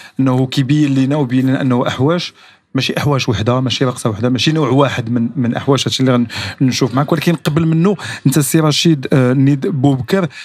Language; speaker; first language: Arabic; native; Arabic